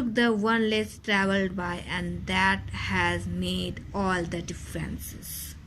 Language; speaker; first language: English; non-native, local second language; Hindi